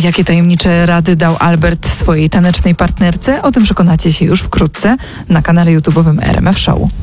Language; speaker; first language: Polish; native; Polish